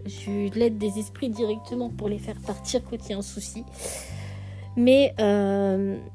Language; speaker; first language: French; native; French